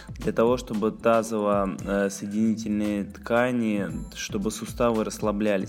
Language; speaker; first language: Russian; native; Russian